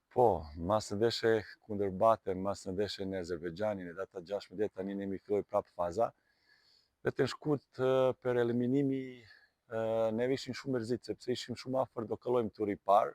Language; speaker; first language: Albanian; non-native, learner; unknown